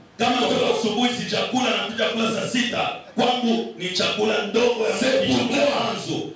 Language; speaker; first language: Swahili; native; Swahili